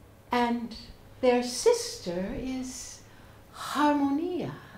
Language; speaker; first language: English; native; English